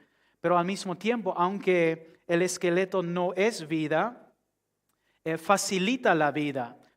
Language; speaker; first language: Spanish; non-native, fluent; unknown